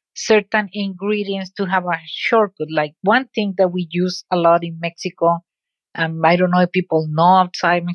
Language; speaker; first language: English; non-native, fluent; Spanish